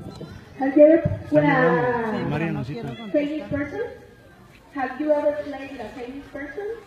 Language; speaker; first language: English; non-native, learner; Spanish